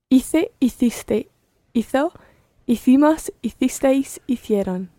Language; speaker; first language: Spanish; non-native, learner; English